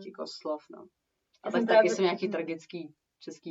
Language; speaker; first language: Czech; early bilingual, heritage; Czech